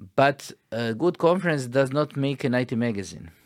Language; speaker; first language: English; non-native, fluent; Croatian